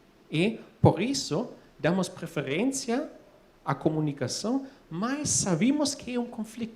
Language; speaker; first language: Portuguese; non-native, fluent; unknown